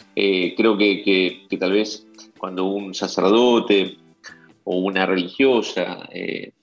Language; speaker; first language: Spanish; native; Spanish